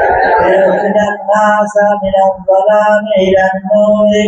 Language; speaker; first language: Arabic; non-native, fluent; Bangla